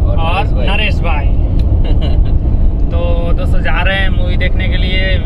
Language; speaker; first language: Hindi; non-native, local second language; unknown